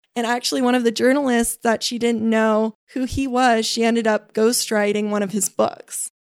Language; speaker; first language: English; native; English